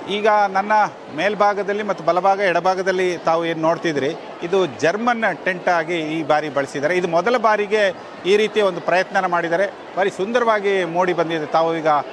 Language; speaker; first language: Kannada; non-native, local second language; Kodava